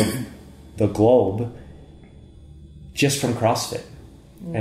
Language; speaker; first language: English; native; English